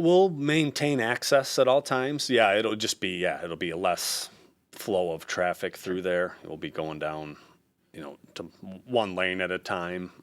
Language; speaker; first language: English; native; English